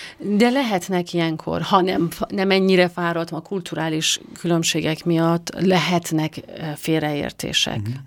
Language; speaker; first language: Hungarian; non-native, fluent; Persian